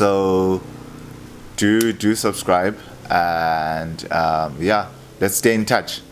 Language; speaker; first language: English; non-native, local second language; Xhosa